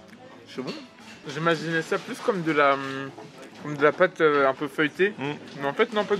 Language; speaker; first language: French; native; French